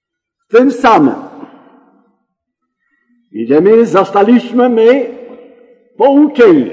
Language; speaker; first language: Polish; native; Polish